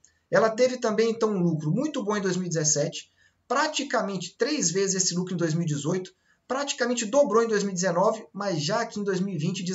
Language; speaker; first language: Portuguese; native; Portuguese